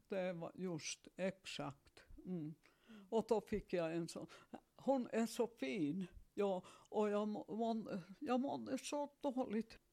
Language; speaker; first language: Swedish; non-native, fluent; Finnish